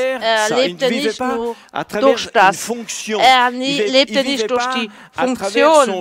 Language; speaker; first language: German; non-native, fluent; French